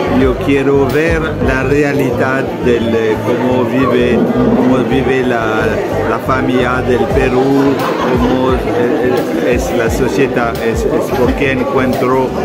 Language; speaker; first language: Spanish; non-native, learner; French